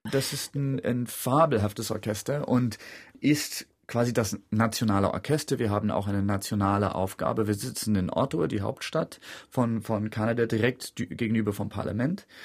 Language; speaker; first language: German; non-native, fluent; English